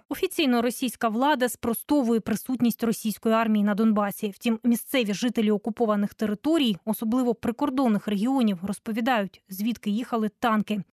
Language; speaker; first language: Ukrainian; native; Ukrainian